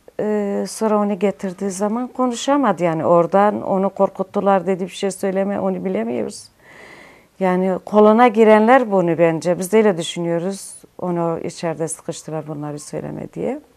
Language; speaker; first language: Turkish; non-native, local second language; Kurdish